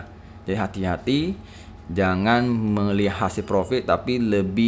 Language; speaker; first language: Indonesian; native; Indonesian